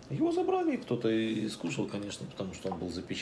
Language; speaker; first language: Russian; native; Russian